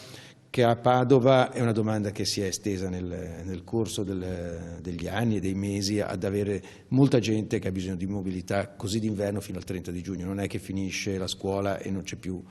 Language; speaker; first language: Italian; native; Italian